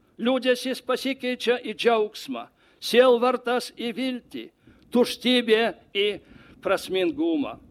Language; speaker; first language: Lithuanian; non-native, fluent; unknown